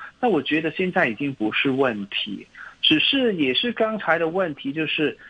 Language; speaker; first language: Chinese; non-native, local second language; Cantonese